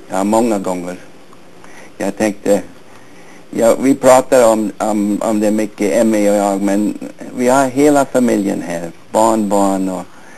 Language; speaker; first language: Swedish; early bilingual, heritage; Swedish